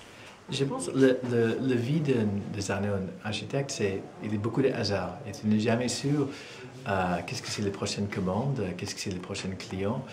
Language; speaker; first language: French; non-native, fluent; English